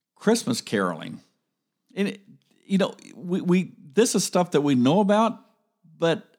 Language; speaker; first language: English; native; English